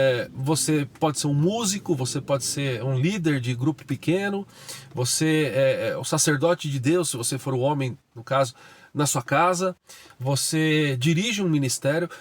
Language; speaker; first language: Portuguese; native; Portuguese